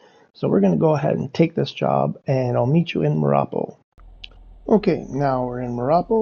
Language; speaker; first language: English; native; English